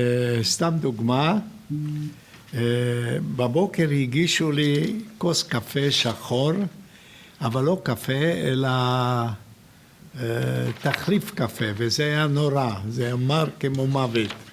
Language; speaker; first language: Hebrew; non-native, fluent; Hungarian